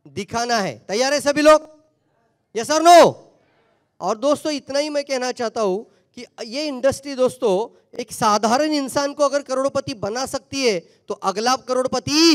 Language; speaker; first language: Hindi; non-native, local second language; Marathi